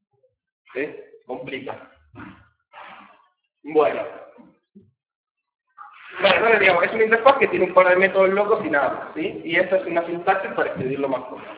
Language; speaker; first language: Spanish; native; Spanish